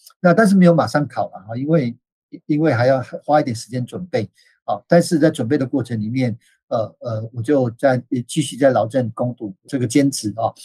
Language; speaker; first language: Chinese; native; Chinese